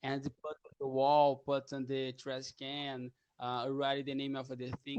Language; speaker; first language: English; non-native, learner; Portuguese